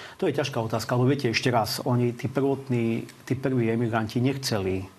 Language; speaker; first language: Slovak; native; Slovak